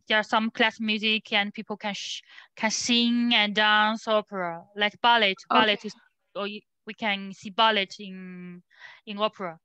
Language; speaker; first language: English; non-native, learner; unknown